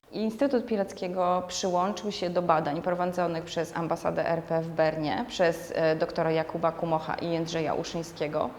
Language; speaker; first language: Polish; native; Polish